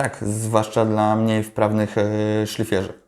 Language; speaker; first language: Polish; native; Polish